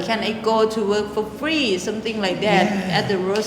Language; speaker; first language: English; non-native, local second language; Thai